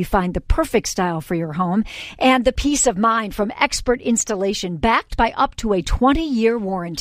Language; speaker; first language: English; native; English